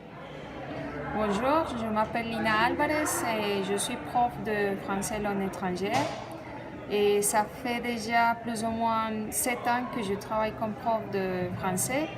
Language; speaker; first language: French; non-native, fluent; Spanish